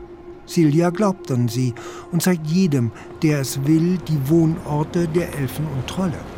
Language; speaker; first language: German; native; German